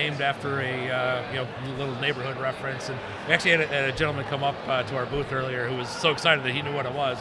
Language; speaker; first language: English; native; English